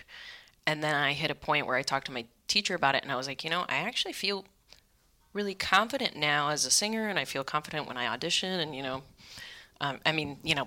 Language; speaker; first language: English; native; English